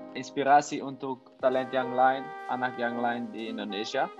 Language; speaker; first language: Malay; non-native, learner; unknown